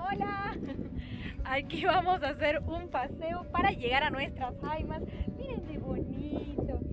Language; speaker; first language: Spanish; native; Spanish